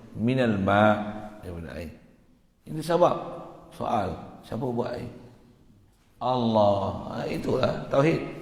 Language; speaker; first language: Malay; native; Malay